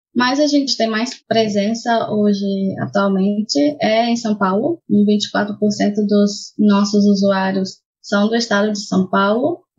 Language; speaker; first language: Portuguese; native; Portuguese